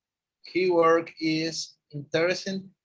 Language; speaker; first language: English; non-native, learner; Spanish